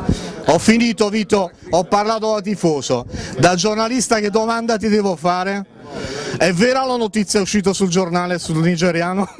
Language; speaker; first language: Italian; native; Italian